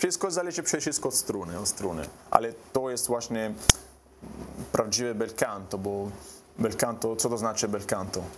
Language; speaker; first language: Polish; non-native, learner; Italian